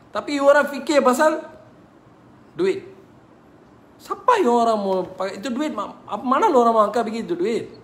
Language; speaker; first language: Malay; non-native, local second language; Tamil